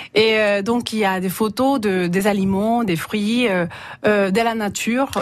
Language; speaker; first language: French; non-native, fluent; Spanish